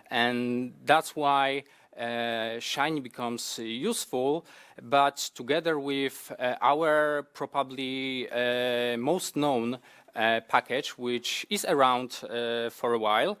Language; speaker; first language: English; non-native, fluent; Polish